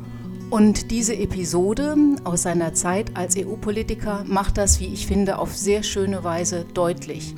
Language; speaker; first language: German; native; German